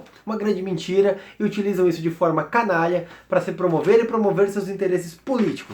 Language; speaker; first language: Portuguese; native; Portuguese